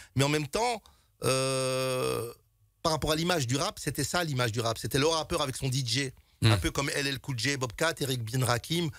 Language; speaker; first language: French; native; French